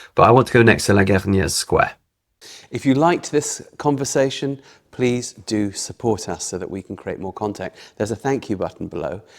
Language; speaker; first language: English; native; English